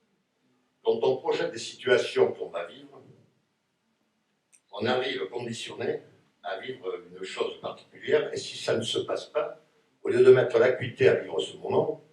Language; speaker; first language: French; native; French